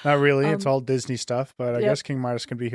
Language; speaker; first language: English; native; English